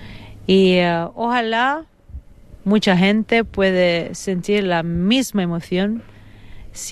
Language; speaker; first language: Spanish; non-native, fluent; Italian